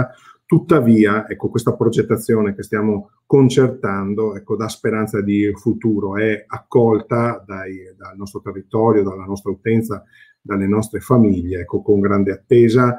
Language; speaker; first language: Italian; native; Italian